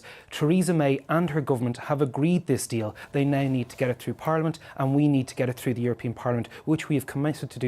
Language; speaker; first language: English; native; English